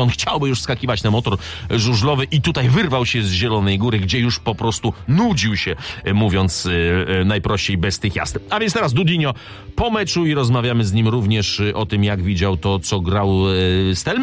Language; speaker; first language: Polish; native; Polish